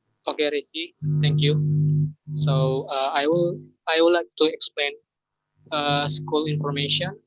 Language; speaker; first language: English; non-native, learner; Indonesian